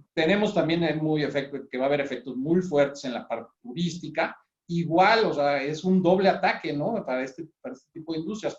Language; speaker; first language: Spanish; native; Spanish